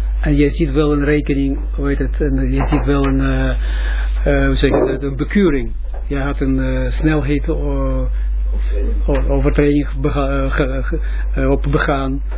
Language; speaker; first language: Dutch; non-native, fluent; Russian